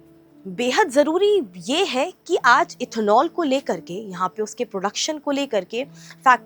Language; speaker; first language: Hindi; native; Hindi